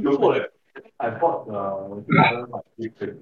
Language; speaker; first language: English; non-native, local second language; Malay